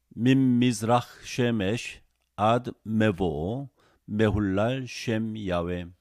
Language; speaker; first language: Hebrew; non-native, fluent; Korean